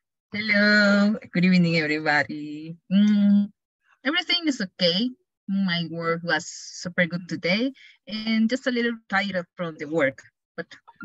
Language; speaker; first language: English; non-native, learner; Spanish